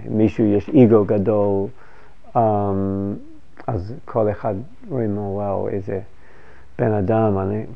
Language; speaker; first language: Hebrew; non-native, fluent; English